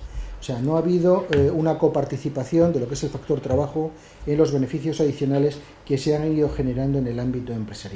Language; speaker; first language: Spanish; native; Spanish